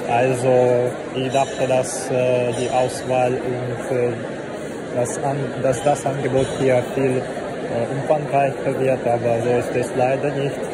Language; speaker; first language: German; non-native, learner; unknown